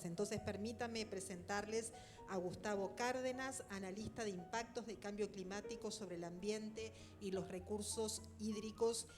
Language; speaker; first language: Spanish; native; Spanish